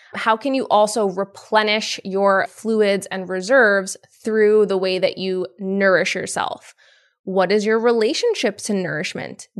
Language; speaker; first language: English; native; English